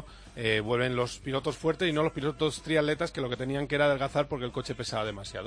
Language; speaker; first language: Spanish; native; Spanish